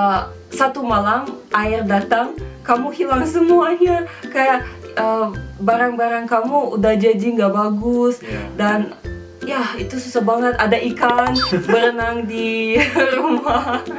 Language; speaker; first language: Indonesian; non-native, fluent; Russian